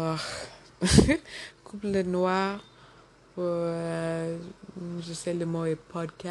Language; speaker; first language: French; non-native, learner; English